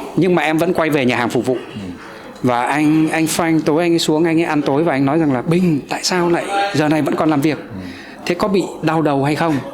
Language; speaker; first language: Vietnamese; native; Vietnamese